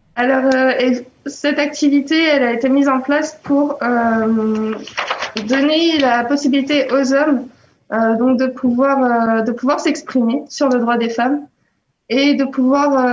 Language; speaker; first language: French; native; French